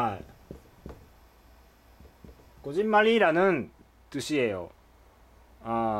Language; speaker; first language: Korean; non-native, fluent; Japanese